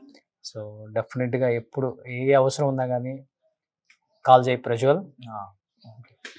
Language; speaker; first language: Telugu; native; Telugu